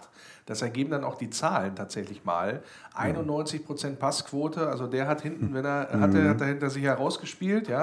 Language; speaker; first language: German; native; German